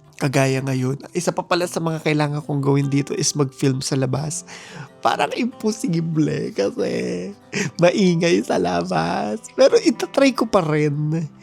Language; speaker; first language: Filipino; native; Filipino